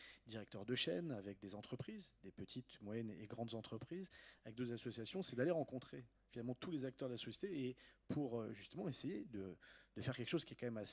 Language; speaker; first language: French; native; French